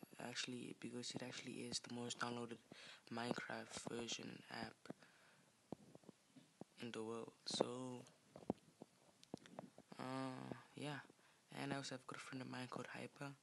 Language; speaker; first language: English; native; English